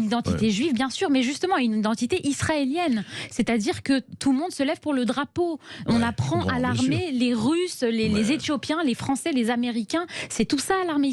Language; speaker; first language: French; native; French